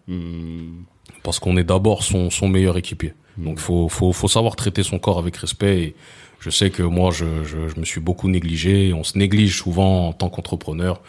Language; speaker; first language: French; early bilingual, other home language; Lingala